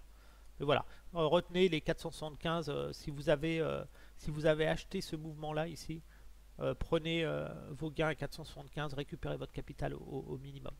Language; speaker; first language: French; native; French